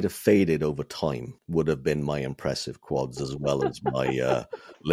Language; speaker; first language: English; non-native, local second language; Welsh